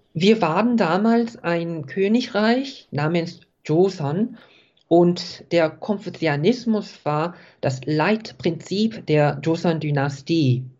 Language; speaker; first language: German; non-native, fluent; Korean